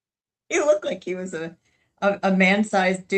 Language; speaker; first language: English; native; English